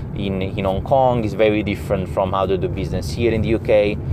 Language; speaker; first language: English; non-native, fluent; Italian